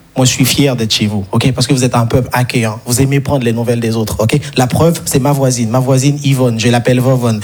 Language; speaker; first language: French; non-native, local second language; Haitian Creole